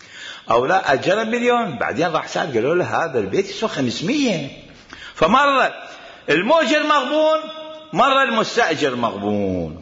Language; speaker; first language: Arabic; native; Arabic